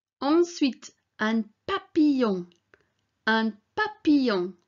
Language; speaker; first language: French; non-native, fluent; English